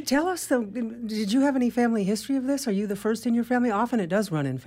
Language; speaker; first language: English; native; English